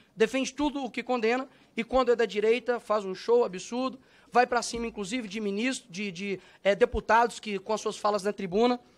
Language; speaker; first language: Portuguese; native; Portuguese